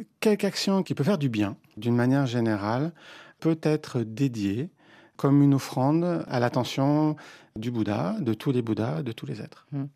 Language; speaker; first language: French; native; French